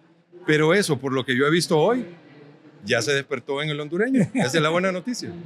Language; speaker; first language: Spanish; native; Spanish